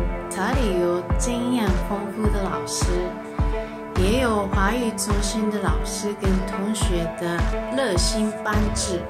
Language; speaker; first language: Chinese; non-native, learner; Japanese